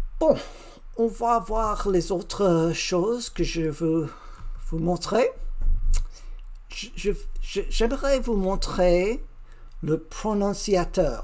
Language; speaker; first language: French; non-native, learner; English